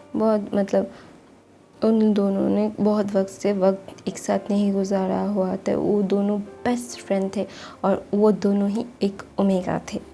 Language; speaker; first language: Hindi; non-native, local second language; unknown